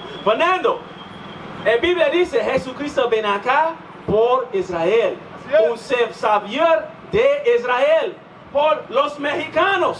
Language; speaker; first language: Spanish; non-native, learner; English